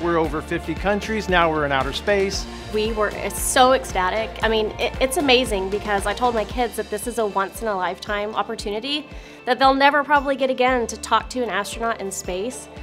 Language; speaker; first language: English; native; English